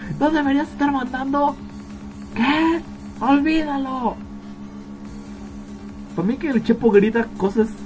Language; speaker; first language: Spanish; native; Spanish